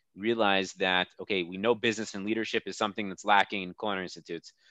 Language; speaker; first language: English; native; English